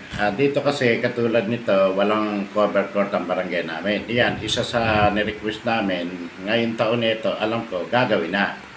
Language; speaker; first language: Filipino; native; Filipino